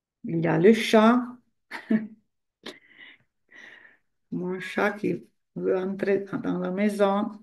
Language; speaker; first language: French; non-native, fluent; Italian